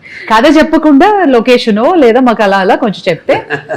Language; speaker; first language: Telugu; native; Telugu